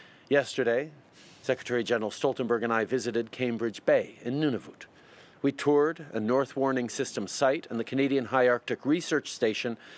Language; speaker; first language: English; native; English